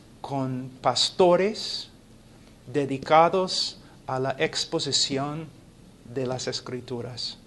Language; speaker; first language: Spanish; non-native, fluent; English